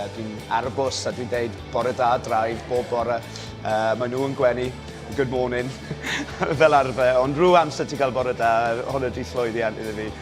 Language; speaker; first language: Welsh; non-native, local second language; English